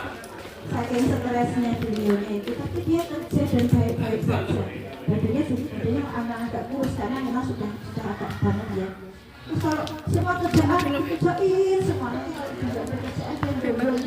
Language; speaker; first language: Indonesian; non-native, local second language; Javanese